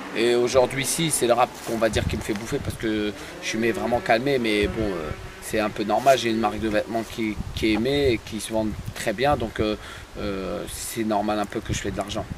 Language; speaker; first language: French; early bilingual, other home language; Arabic